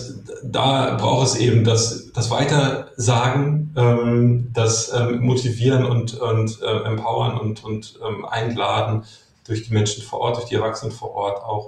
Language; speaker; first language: German; native; German